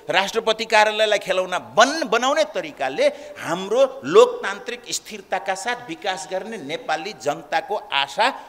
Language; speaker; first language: Nepali; native; Nepali